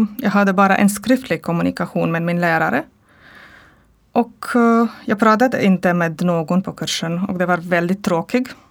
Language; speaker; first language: Swedish; non-native, learner; Croatian